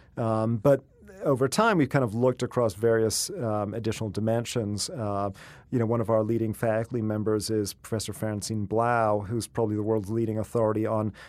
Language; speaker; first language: English; native; English